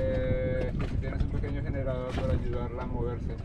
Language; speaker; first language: Spanish; native; Spanish